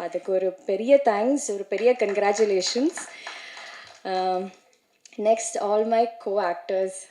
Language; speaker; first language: Tamil; non-native, learner; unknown